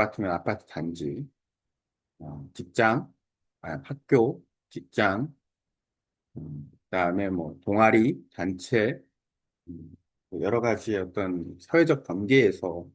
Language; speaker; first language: Korean; native; Korean